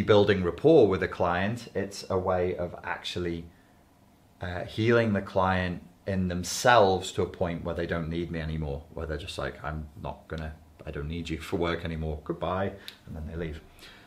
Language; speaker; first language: English; native; English